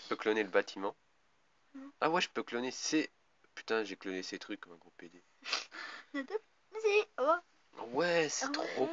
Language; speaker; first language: French; native; French